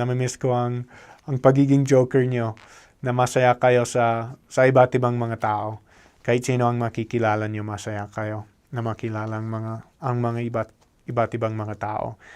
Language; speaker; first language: Filipino; non-native, fluent; English